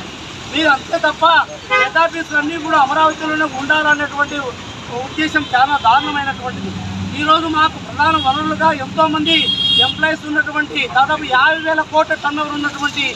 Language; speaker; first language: Telugu; native; Telugu